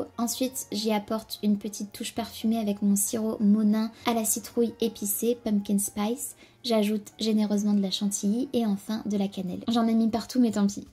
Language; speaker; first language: French; native; French